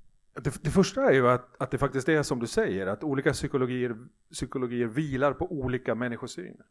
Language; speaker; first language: Swedish; native; Swedish